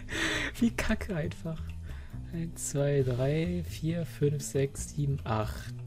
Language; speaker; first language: German; native; German